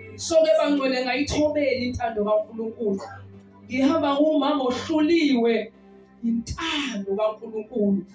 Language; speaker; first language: Zulu; native; Zulu